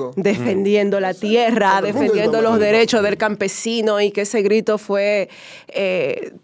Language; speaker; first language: Spanish; native; Spanish